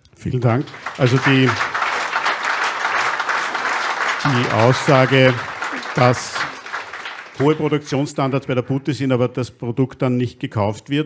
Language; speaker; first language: German; native; German